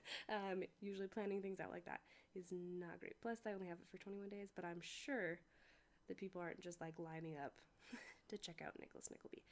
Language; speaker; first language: English; native; English